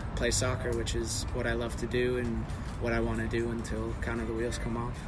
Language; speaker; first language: English; native; English